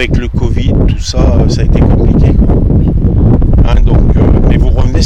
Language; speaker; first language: French; native; French